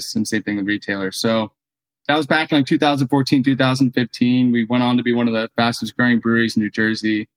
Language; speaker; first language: English; native; English